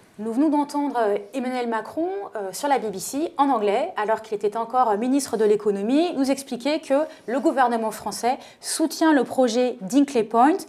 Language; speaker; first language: French; native; French